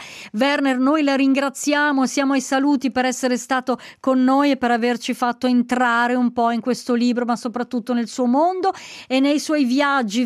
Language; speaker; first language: Italian; native; Italian